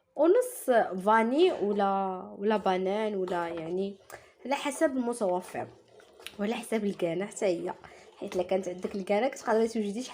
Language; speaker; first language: Arabic; native; Arabic